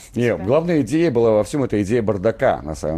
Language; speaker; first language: Russian; native; Russian